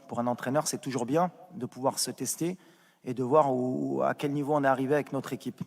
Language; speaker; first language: French; native; French